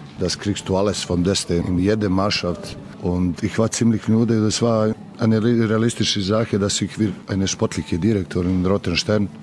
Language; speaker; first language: German; non-native, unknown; Serbian